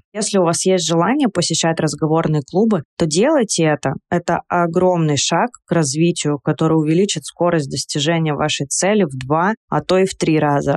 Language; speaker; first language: Russian; native; Russian